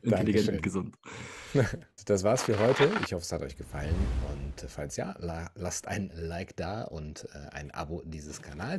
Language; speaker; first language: German; native; German